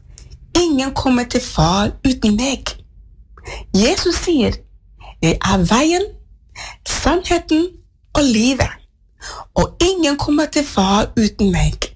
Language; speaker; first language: Norwegian; non-native, fluent; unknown